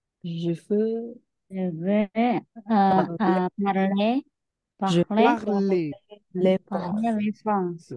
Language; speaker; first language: French; non-native, learner; Indonesian